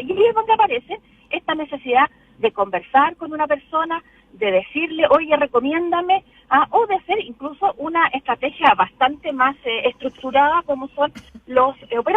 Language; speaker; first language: Spanish; native; Spanish